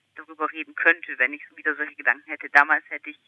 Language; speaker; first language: German; native; German